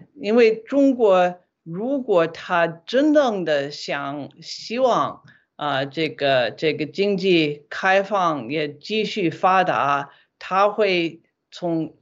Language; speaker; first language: Chinese; non-native, fluent; English